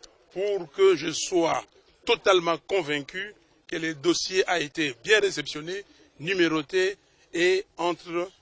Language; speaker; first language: French; non-native, local second language; Lingala